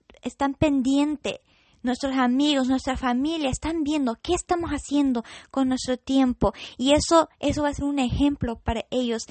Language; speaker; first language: Spanish; non-native, fluent; English